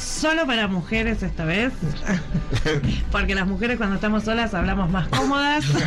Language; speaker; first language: Spanish; native; Spanish